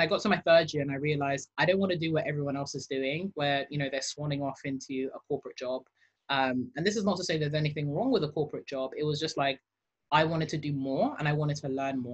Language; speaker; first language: English; native; English